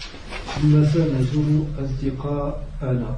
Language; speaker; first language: Arabic; non-native, learner; French